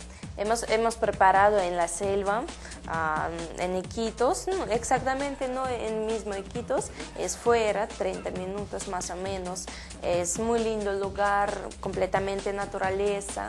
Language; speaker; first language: Spanish; non-native, learner; Russian